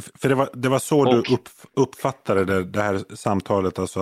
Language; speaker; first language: Swedish; native; Swedish